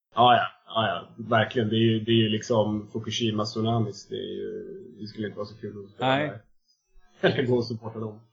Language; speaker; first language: Swedish; native; Swedish